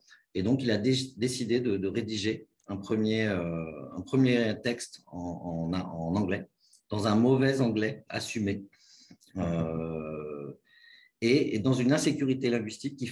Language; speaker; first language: French; native; French